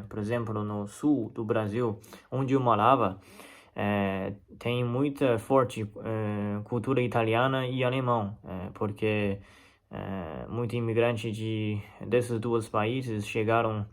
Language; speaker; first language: Portuguese; non-native, fluent; Chinese